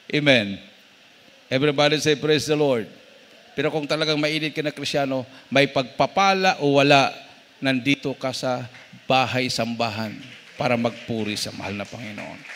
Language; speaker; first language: Filipino; non-native, local second language; Cebuano